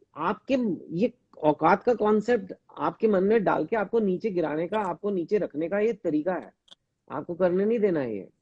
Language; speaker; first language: Hindi; native; Hindi